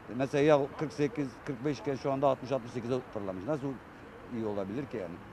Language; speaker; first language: Turkish; native; Turkish